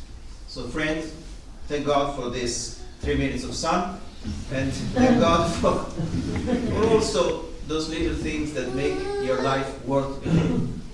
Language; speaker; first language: English; non-native, fluent; Italian